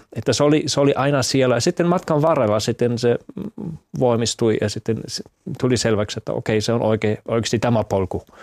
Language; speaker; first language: Finnish; non-native, fluent; German